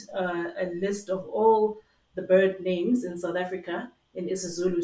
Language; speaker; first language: English; non-native, local second language; Zulu